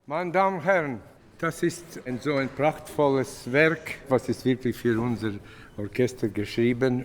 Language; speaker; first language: German; non-native, fluent; Latvian